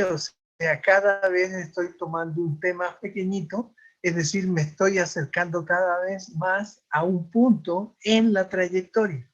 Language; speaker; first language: Spanish; native; Spanish